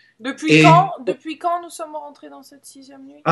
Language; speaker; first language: French; native; French